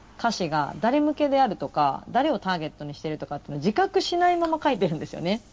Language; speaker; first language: Japanese; native; Japanese